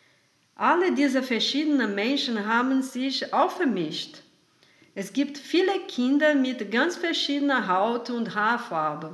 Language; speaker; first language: German; non-native, fluent; Portuguese